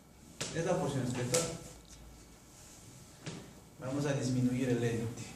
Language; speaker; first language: Spanish; native; Spanish